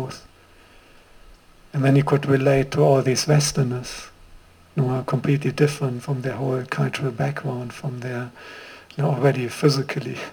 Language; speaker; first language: English; non-native, fluent; German